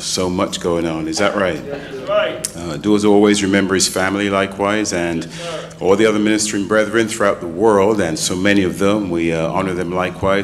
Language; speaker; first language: English; native; English